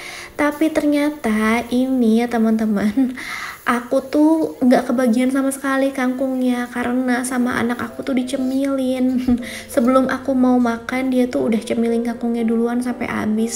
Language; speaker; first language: Indonesian; native; Indonesian